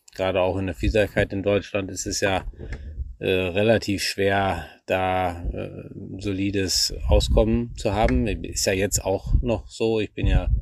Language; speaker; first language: German; native; German